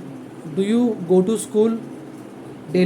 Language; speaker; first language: English; non-native, local second language; Marathi